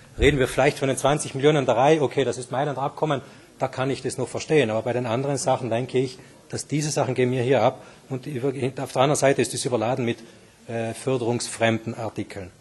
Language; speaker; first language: German; native; German